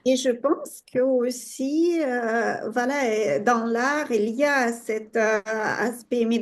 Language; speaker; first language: French; non-native, fluent; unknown